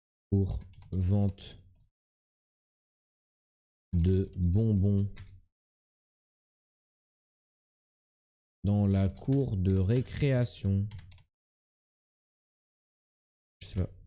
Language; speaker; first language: French; native; French